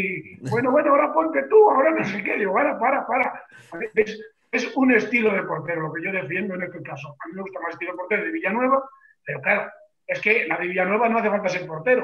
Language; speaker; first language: Spanish; native; Spanish